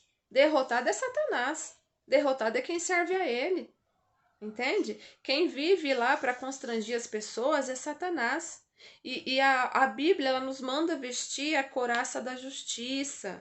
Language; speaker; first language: Portuguese; native; Portuguese